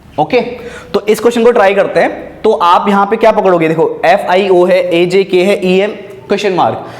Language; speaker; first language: Hindi; native; Hindi